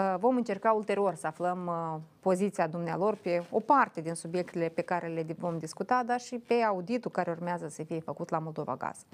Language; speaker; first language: Romanian; native; Romanian